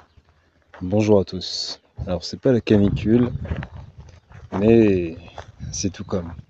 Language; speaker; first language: French; native; French